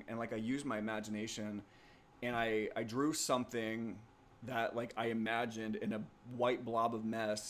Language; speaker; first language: English; native; English